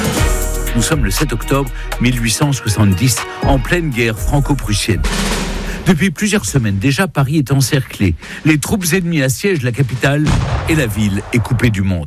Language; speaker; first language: French; native; French